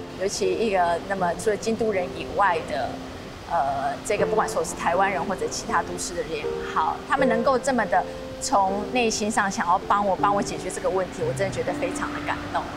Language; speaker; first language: Chinese; native; Chinese